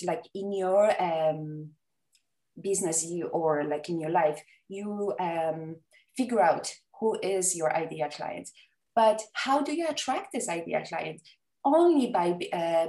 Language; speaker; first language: English; non-native, fluent; Polish